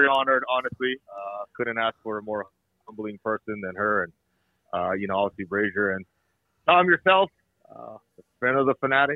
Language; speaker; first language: English; native; English